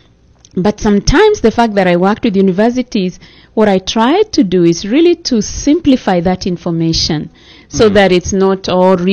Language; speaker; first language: English; non-native, local second language; Kikuyu